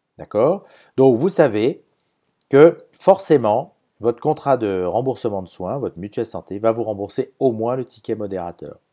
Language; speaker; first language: French; native; French